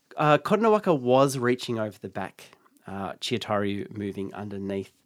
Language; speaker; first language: English; native; English